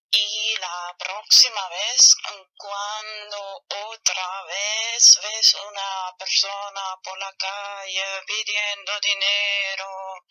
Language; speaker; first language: Spanish; non-native, learner; German